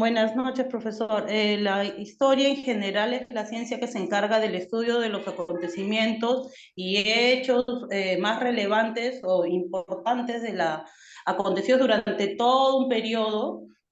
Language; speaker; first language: Spanish; native; Spanish